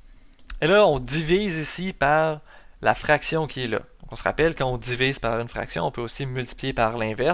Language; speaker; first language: French; native; French